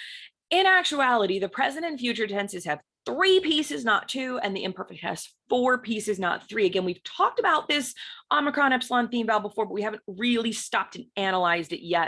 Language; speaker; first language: English; native; English